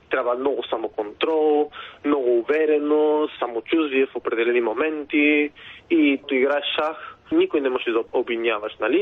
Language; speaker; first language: Bulgarian; non-native, fluent; Spanish